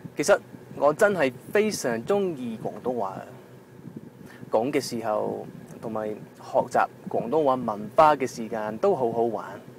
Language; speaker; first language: Cantonese; non-native, learner; English